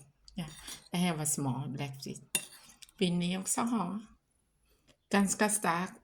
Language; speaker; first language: Swedish; non-native, learner; Thai